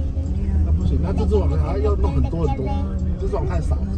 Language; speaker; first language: Chinese; native; Chinese